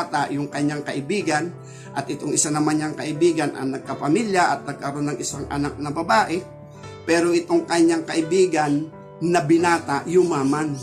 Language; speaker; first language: Filipino; native; Filipino